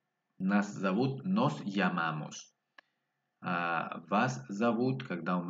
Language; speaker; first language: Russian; non-native, fluent; Spanish